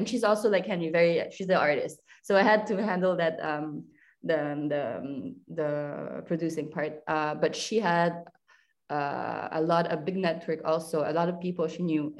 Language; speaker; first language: English; non-native, local second language; French